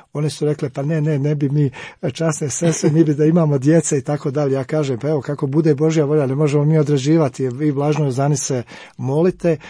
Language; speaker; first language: Croatian; native; Croatian